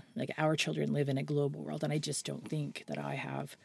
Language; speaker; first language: English; native; English